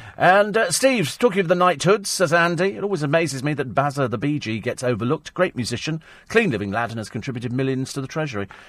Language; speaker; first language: English; native; English